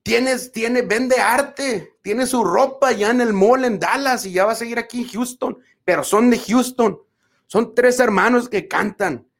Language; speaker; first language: Spanish; early bilingual, other home language; English